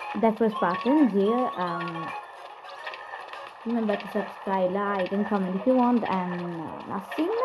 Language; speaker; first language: English; non-native, learner; Italian